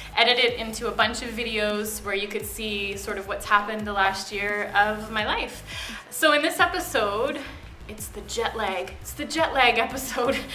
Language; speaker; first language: English; native; English